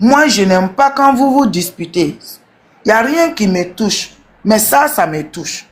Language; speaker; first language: French; non-native, local second language; Bambara